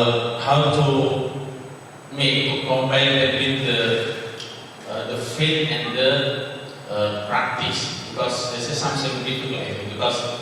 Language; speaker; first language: English; non-native, fluent; Indonesian